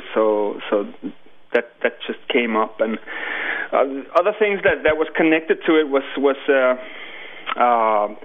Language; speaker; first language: English; non-native, fluent; Danish